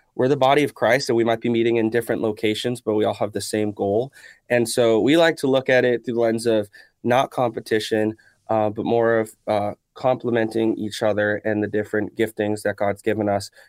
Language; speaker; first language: English; native; English